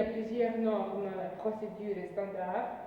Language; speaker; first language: French; non-native, fluent; Serbian